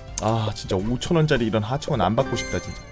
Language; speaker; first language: Korean; native; Korean